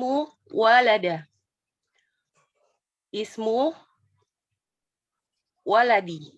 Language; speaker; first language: Arabic; non-native, learner; Indonesian